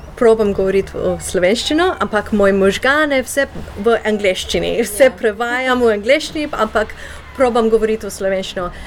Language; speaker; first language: Slovenian; early bilingual, heritage; Slovenian